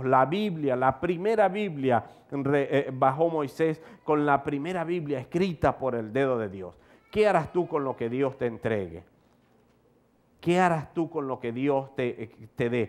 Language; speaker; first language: Spanish; native; Spanish